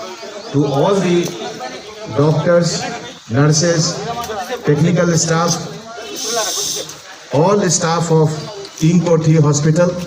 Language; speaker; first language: Telugu; non-native, fluent; Hindi